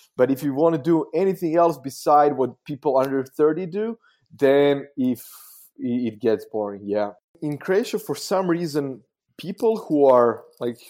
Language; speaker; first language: English; non-native, fluent; Croatian